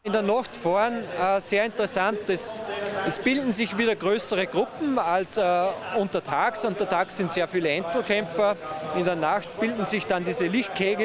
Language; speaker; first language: German; native; German